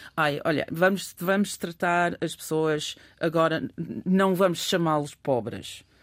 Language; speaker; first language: Portuguese; non-native, fluent; English